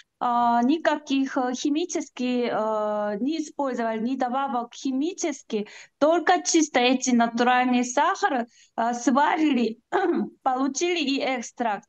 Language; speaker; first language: Russian; non-native, learner; Korean